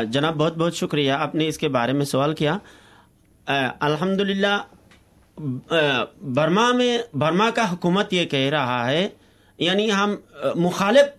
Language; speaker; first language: Hindi; non-native, fluent; Rohingya